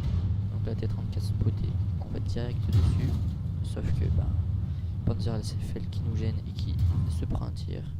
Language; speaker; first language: French; native; French